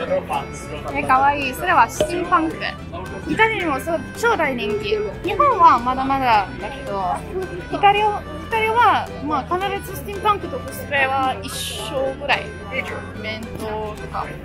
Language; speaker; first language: Japanese; non-native, fluent; Italian